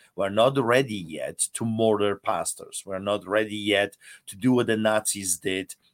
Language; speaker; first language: English; non-native, fluent; Polish